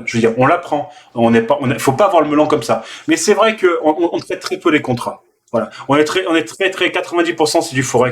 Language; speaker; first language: French; native; French